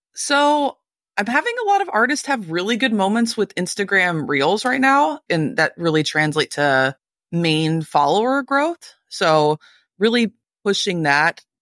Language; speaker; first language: English; native; English